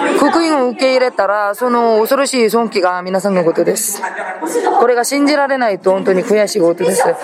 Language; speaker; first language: Japanese; non-native, fluent; Korean